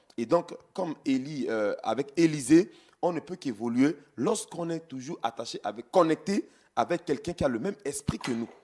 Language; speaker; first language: French; non-native, local second language; Sango